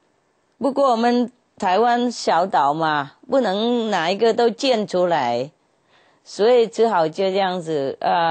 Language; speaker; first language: Chinese; non-native, fluent; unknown